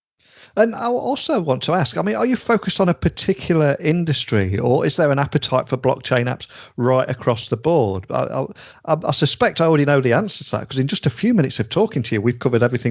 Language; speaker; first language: English; native; English